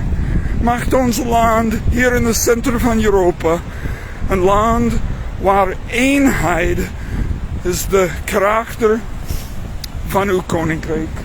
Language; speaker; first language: Dutch; non-native, fluent; English